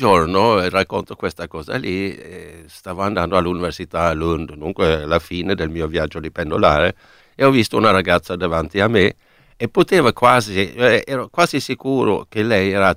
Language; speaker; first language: Italian; non-native, fluent; Swedish